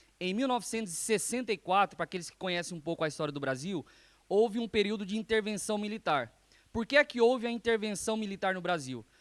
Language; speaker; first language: Portuguese; native; Portuguese